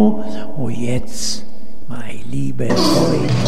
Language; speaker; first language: German; non-native, learner; Italian